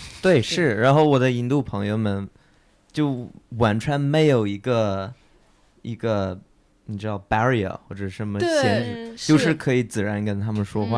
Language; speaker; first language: Chinese; non-native, fluent; English